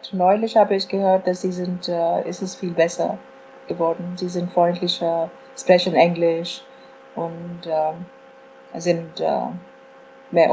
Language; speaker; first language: German; non-native, fluent; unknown